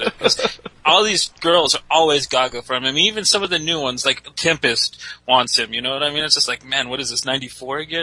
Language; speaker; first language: English; native; English